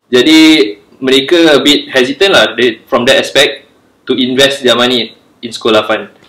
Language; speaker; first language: English; non-native, local second language; Malay